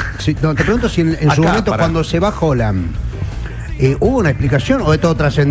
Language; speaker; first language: Spanish; native; Spanish